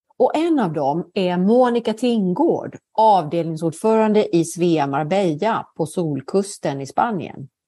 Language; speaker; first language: Swedish; native; Swedish